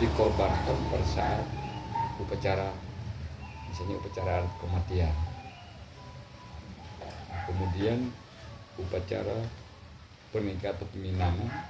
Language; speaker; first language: Indonesian; non-native, local second language; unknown